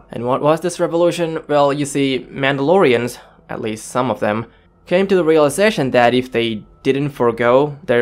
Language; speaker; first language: English; native; English